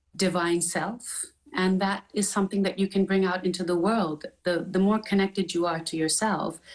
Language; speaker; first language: English; native; English